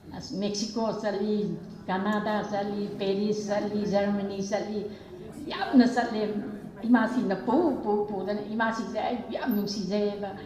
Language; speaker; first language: Manipuri; non-native, local second language; Rongmei Naga